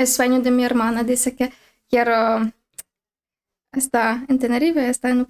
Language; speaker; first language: Spanish; non-native, learner; Ukrainian